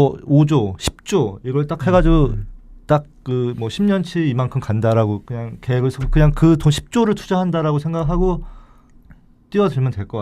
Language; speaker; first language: Korean; native; Korean